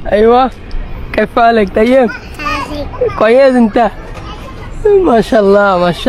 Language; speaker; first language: Arabic; non-native, learner; Bangla